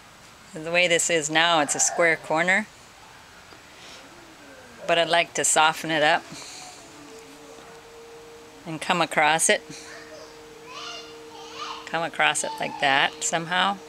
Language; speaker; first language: English; native; English